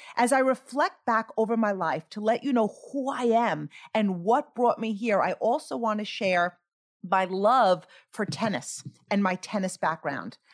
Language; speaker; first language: English; native; English